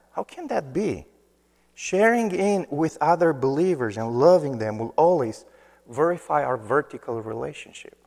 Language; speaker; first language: English; non-native, fluent; Romanian